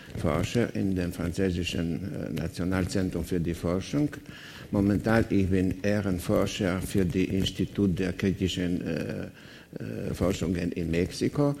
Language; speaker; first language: German; non-native, fluent; Slovenian